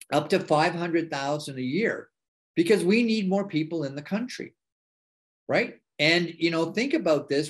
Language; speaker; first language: English; native; English